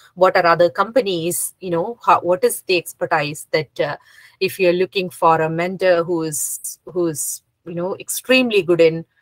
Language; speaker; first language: English; non-native, local second language; Malayalam